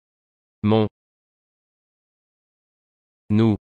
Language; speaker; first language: French; non-native, learner; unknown